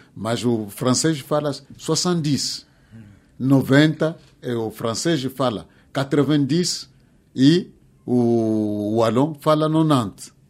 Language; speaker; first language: Portuguese; non-native, fluent; Kongo